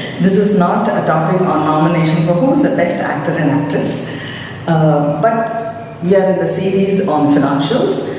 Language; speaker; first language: English; non-native, local second language; Tamil